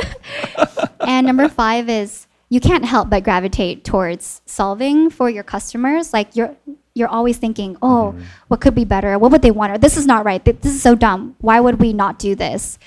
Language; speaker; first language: English; early bilingual, other home language; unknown